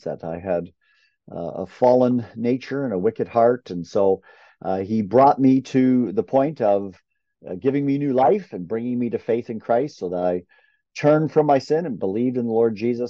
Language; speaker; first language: English; native; English